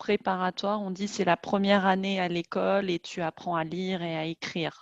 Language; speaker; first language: French; native; French